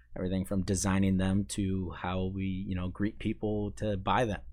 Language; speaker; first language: English; native; English